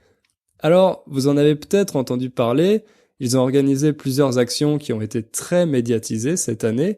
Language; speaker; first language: French; native; French